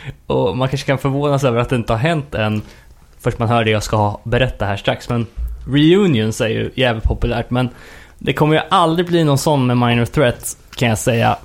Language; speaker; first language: Swedish; native; Swedish